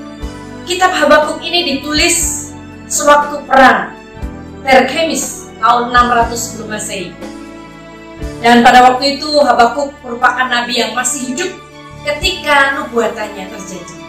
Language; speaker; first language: Indonesian; native; Indonesian